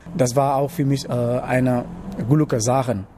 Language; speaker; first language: German; non-native, learner; Wolof